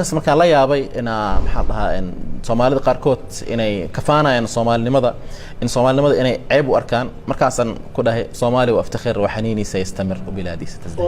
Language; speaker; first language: Somali; early bilingual, heritage; Somali